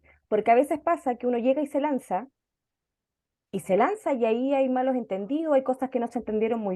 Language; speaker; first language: Spanish; native; Spanish